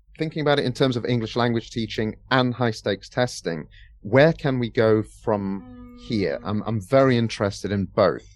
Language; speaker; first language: English; native; English